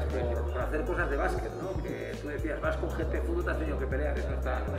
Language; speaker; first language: Spanish; native; Spanish